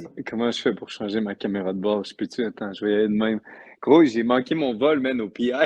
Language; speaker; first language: French; native; French